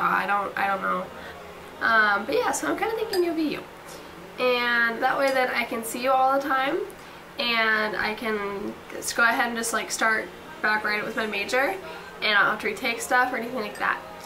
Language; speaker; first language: English; native; English